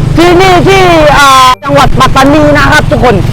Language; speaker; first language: Thai; non-native, local second language; Pattani Malay